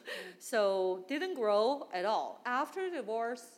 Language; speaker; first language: English; non-native, fluent; Chinese